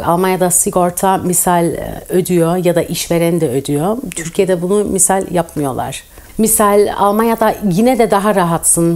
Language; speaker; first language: Turkish; early bilingual, heritage; Turkish